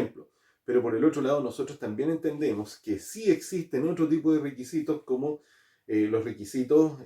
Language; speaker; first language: Spanish; native; Spanish